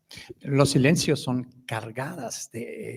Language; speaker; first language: Spanish; non-native, fluent; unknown